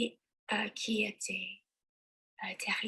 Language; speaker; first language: French; non-native, learner; English